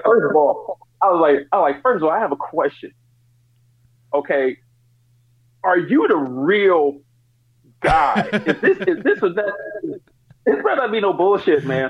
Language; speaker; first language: English; native; English